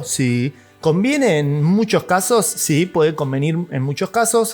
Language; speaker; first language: Spanish; native; Spanish